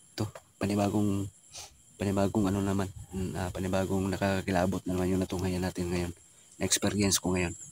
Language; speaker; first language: Filipino; non-native, local second language; Cebuano